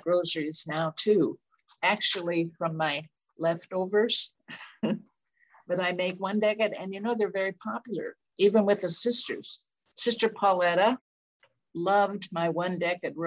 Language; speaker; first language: English; native; English